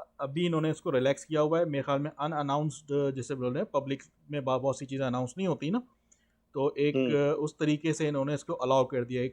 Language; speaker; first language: Urdu; native; Urdu